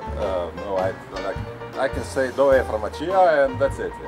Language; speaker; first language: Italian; non-native, learner; English